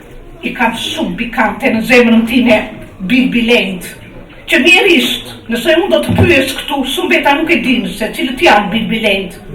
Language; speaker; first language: Albanian; native; Albanian